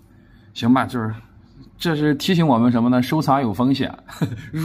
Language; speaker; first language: Chinese; native; Chinese